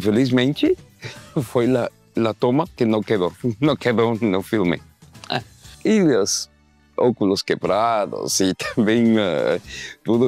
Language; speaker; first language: Portuguese; non-native, learner; Spanish